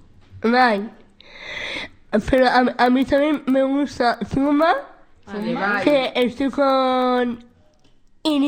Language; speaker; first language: Spanish; non-native, local second language; Basque